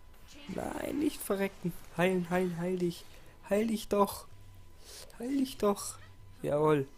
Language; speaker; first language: German; native; German